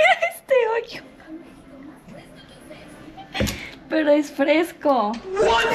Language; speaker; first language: Spanish; native; Spanish